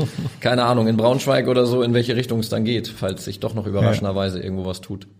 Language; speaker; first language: German; native; German